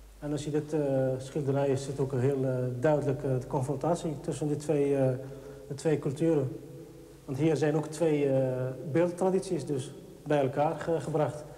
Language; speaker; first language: Dutch; non-native, fluent; Arabic